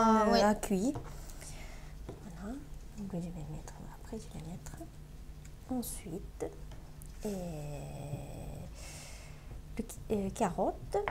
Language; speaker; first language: French; non-native, learner; Japanese